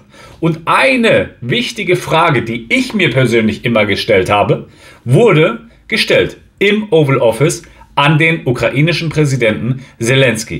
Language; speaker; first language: German; native; German